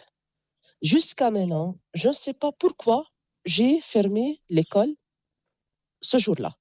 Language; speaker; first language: French; non-native, local second language; Arabic